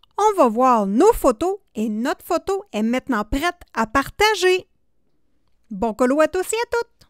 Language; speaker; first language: French; native; French